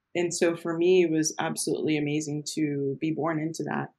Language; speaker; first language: English; early bilingual, other home language; Portuguese